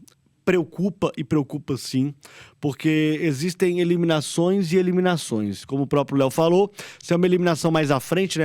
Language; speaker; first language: Portuguese; native; Portuguese